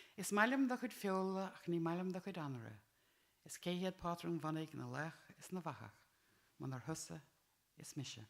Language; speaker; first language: Irish; native; Irish